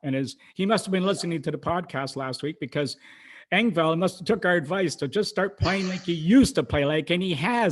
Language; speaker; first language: English; native; English